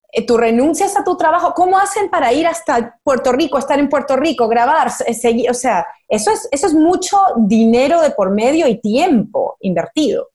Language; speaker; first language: Spanish; native; Spanish